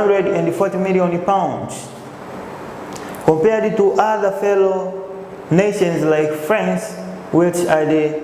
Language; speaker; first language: English; non-native, local second language; Swahili